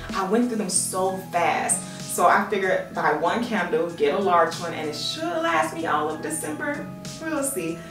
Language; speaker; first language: English; native; English